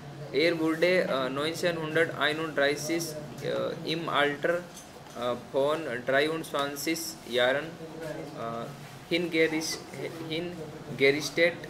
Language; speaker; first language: German; non-native, learner; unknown